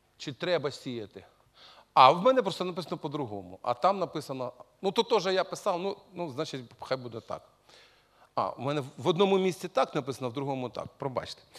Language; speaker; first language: Ukrainian; non-native, local second language; Russian